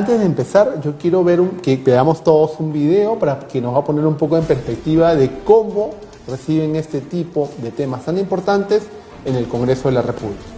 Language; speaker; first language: Spanish; native; Spanish